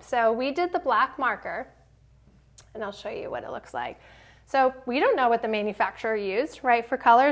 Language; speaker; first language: English; native; English